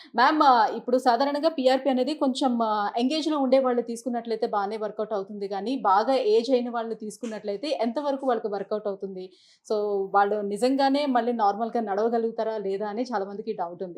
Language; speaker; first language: Telugu; native; Telugu